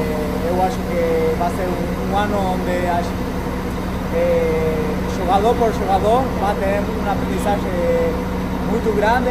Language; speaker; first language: Portuguese; non-native, fluent; Spanish